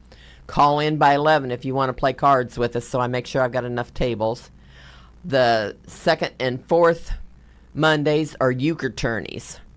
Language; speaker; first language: English; native; English